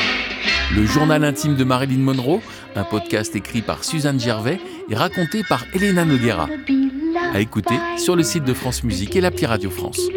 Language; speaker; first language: French; native; French